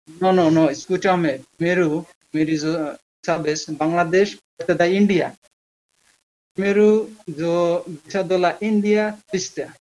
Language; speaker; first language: Spanish; non-native, learner; Bangla